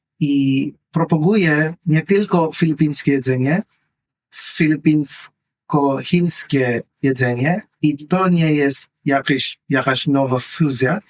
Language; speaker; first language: Polish; non-native, learner; Filipino